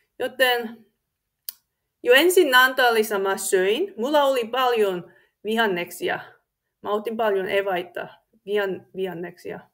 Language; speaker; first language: Finnish; non-native, learner; English